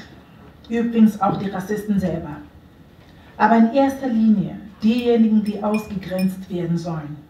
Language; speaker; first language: German; early bilingual, other home language; Akan